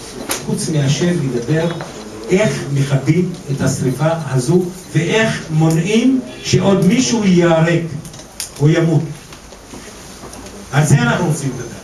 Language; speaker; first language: Hebrew; non-native, local second language; Arabic